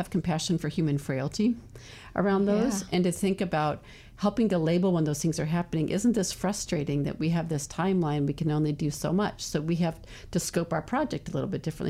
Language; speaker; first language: English; native; English